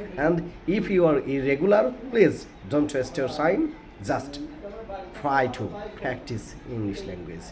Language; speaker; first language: English; non-native, local second language; Bangla